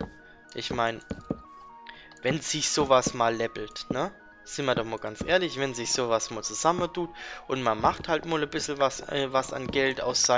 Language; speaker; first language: German; native; German